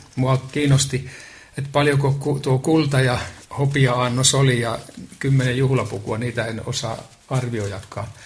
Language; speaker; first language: Finnish; native; Finnish